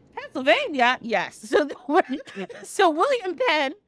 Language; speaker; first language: English; native; English